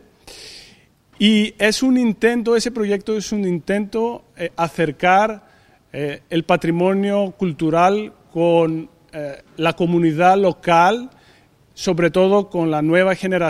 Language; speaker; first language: Spanish; non-native, fluent; Greek